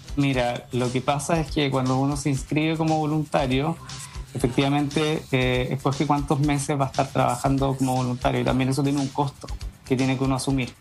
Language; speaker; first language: Spanish; native; Spanish